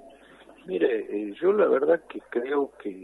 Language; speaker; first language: Spanish; native; Spanish